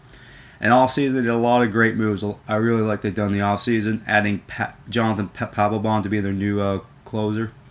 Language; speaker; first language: English; native; English